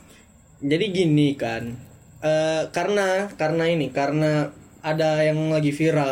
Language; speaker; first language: Indonesian; native; Indonesian